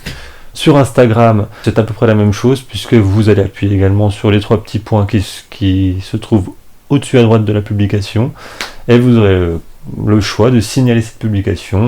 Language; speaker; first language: French; native; French